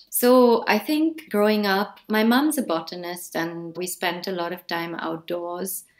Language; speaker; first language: English; non-native, local second language; Hindi